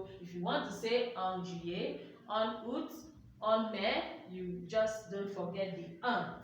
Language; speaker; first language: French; non-native, fluent; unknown